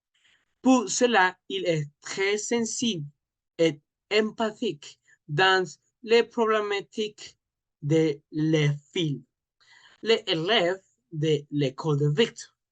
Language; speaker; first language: French; non-native, learner; Spanish